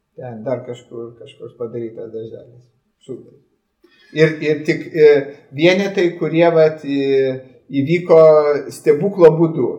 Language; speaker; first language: Lithuanian; native; Lithuanian